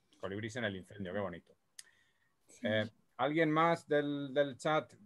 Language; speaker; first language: Spanish; native; Spanish